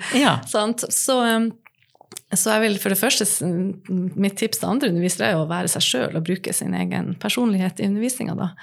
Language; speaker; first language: Norwegian; native; Norwegian